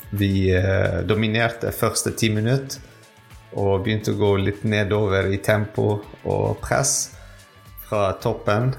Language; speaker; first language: Norwegian; non-native, fluent; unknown